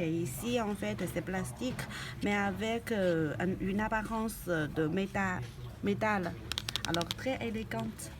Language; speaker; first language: French; non-native, learner; Chinese